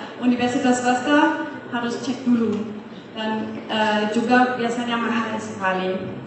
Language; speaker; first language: Indonesian; non-native, fluent; German